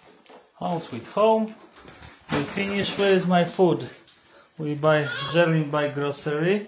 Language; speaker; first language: English; non-native, learner; Polish